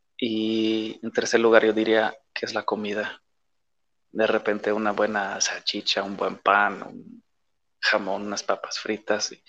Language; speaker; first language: Spanish; non-native, fluent; Polish